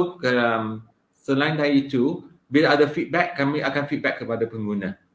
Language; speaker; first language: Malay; non-native, local second language; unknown